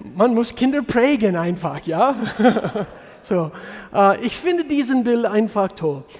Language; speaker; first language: German; non-native, fluent; English